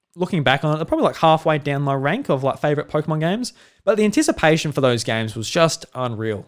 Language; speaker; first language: English; native; English